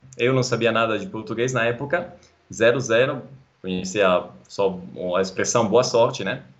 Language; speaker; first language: Portuguese; non-native, fluent; Italian